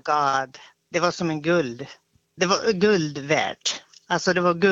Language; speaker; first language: Swedish; native; Swedish